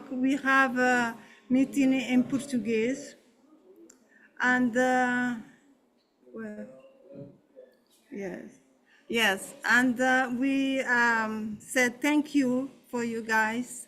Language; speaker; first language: English; non-native, learner; Portuguese